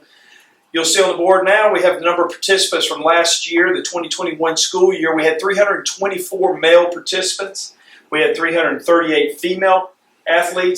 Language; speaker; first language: English; native; English